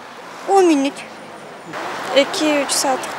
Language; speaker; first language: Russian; non-native, local second language; Kyrgyz